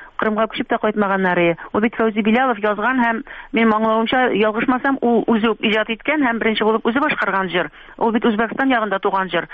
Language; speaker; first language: Tatar; native; Tatar